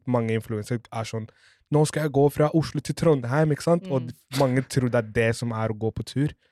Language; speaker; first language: Norwegian; non-native, fluent; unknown